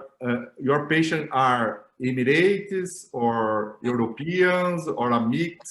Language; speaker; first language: English; non-native, learner; Portuguese